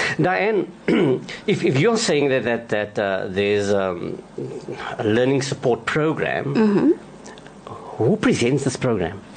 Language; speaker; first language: English; non-native, local second language; Afrikaans